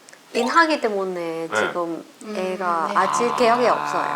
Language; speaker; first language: Korean; non-native, learner; Vietnamese